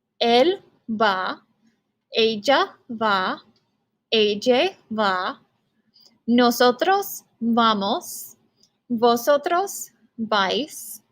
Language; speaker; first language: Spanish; non-native, fluent; English